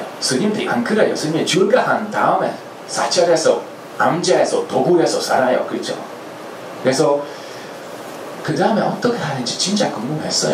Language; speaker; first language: Korean; non-native, fluent; Hungarian